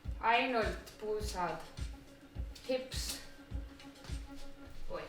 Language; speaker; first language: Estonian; non-native, learner; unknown